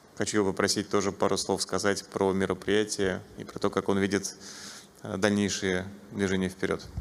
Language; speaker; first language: Russian; native; Russian